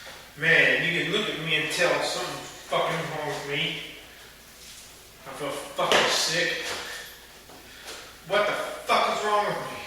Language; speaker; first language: English; native; English